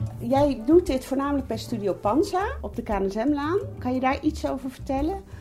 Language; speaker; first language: Dutch; native; Dutch